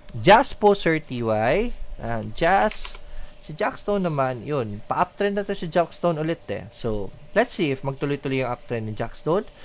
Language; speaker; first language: Filipino; non-native, local second language; Cebuano